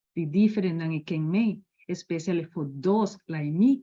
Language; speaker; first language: English; non-native, fluent; Spanish